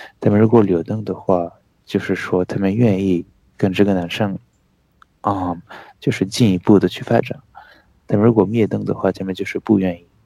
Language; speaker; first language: Chinese; non-native, fluent; French